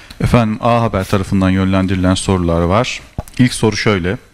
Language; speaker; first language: Turkish; native; Turkish